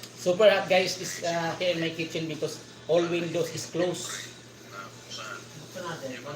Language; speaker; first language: English; non-native, local second language; Filipino